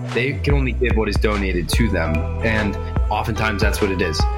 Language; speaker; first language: English; native; English